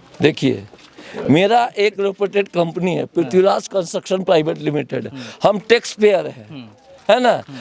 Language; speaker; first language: Hindi; native; Hindi